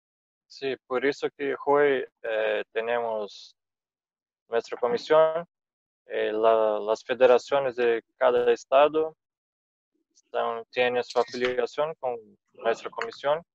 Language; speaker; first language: Spanish; non-native, fluent; Portuguese